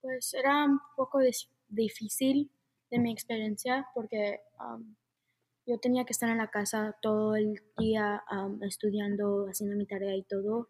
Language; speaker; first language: Spanish; early bilingual, heritage; Spanish